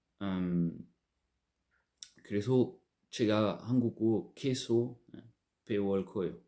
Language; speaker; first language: Korean; non-native, learner; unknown